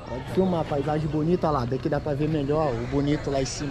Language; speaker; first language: Portuguese; native; Portuguese